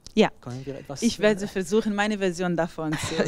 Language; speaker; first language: German; non-native, fluent; Italian